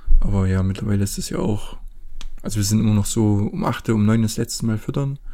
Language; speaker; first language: German; native; German